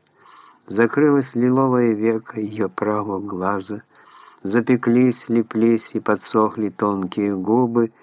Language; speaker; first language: Russian; native; Russian